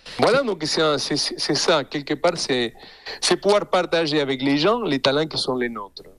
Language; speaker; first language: French; non-native, fluent; Spanish